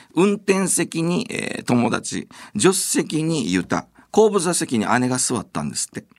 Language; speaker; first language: Japanese; native; Japanese